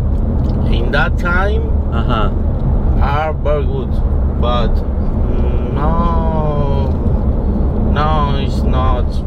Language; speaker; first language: English; non-native, learner; Spanish